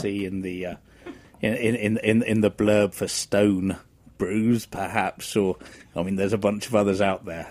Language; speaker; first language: English; native; English